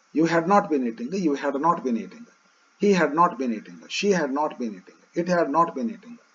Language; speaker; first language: English; non-native, local second language; Kannada